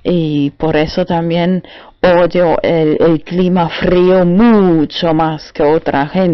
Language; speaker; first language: Spanish; non-native, learner; German